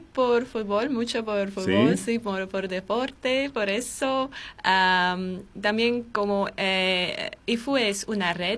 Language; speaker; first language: Spanish; non-native, learner; Armenian